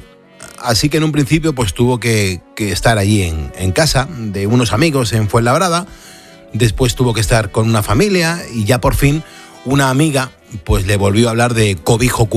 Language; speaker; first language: Spanish; native; Spanish